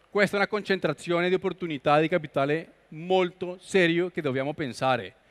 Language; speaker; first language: Italian; non-native, learner; Spanish